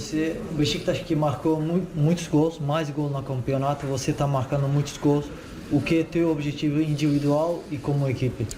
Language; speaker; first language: Portuguese; non-native, learner; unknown